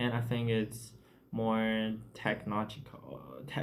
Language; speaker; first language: English; non-native, learner; Chinese